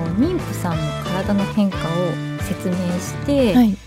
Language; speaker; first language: Japanese; native; Japanese